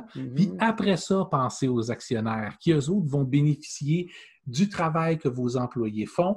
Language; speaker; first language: French; native; French